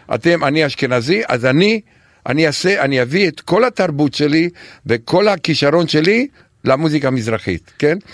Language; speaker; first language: Hebrew; non-native, fluent; Romanian